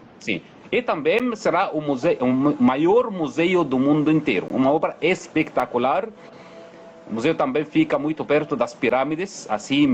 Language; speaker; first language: Portuguese; non-native, fluent; Arabic